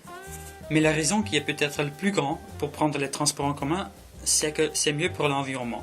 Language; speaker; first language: French; non-native, learner; English